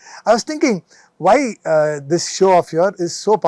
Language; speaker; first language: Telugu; non-native, fluent; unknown